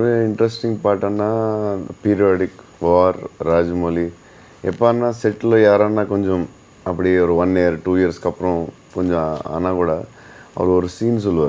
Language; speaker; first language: Tamil; non-native, learner; Telugu